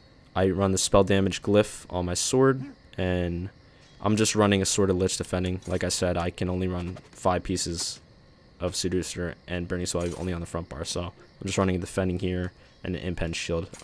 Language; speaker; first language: English; native; English